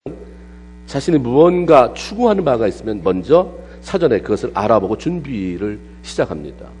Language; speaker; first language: Korean; native; Korean